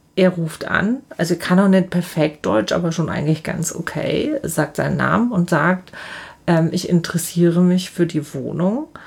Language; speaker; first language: German; native; German